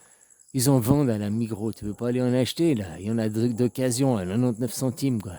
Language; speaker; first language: French; native; French